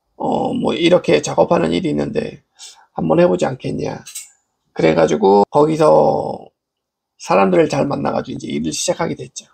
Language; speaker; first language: Korean; native; Korean